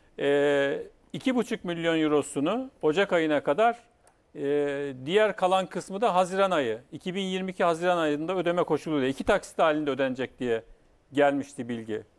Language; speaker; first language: Turkish; native; Turkish